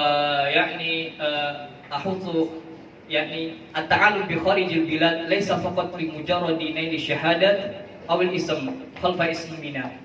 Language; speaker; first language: Arabic; non-native, fluent; Indonesian